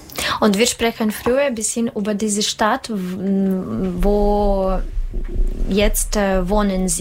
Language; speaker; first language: German; non-native, learner; Russian